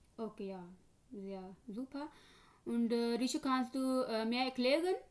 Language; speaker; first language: German; non-native, learner; Urdu